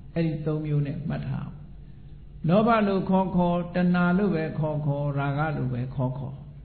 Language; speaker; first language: Burmese; native; Burmese